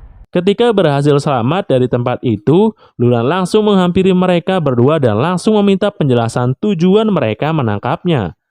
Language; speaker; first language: Indonesian; native; Indonesian